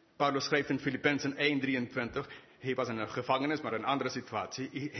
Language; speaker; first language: Dutch; non-native, fluent; English